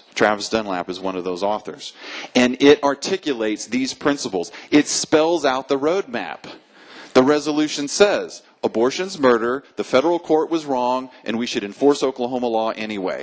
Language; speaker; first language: English; native; English